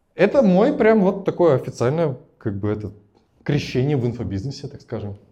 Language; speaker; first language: Russian; native; Russian